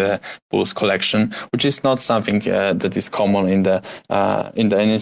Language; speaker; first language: English; non-native, fluent; Polish